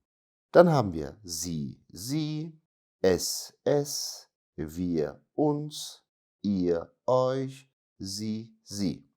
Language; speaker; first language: German; non-native, fluent; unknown